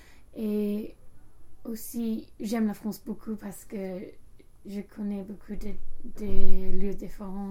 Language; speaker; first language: French; non-native, learner; English